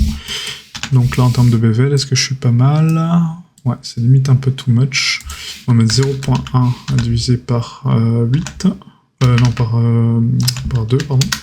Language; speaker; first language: French; native; French